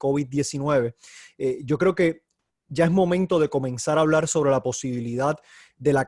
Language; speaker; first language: Spanish; native; Spanish